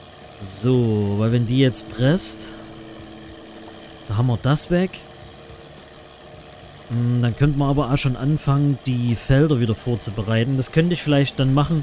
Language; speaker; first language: German; native; German